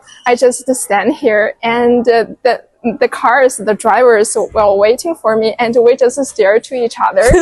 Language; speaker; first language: English; non-native, fluent; Chinese